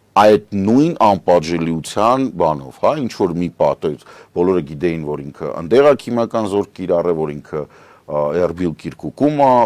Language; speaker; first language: Armenian; native; Armenian